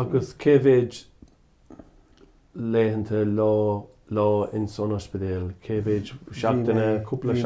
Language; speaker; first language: Irish; non-native, learner; English